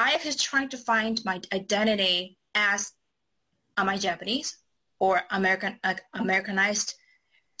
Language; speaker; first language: English; non-native, fluent; Japanese